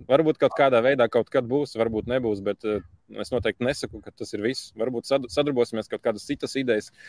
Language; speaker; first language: Latvian; native; Latvian